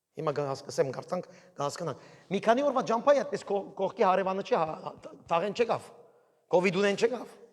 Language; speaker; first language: Armenian; early bilingual, heritage; Armenian